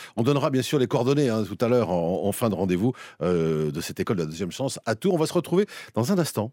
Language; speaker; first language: French; native; French